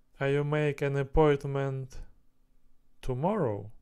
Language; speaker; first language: English; non-native, learner; Russian